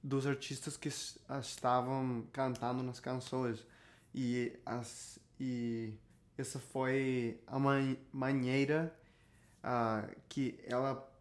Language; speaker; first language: Portuguese; non-native, learner; Spanish